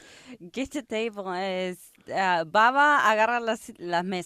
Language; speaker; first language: English; non-native, learner; Spanish